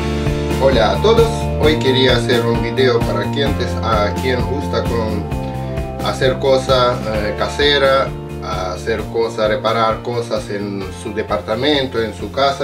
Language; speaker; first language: Spanish; non-native, learner; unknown